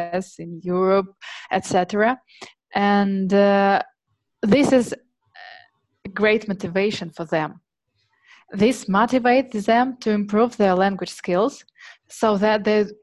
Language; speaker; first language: English; non-native, fluent; Russian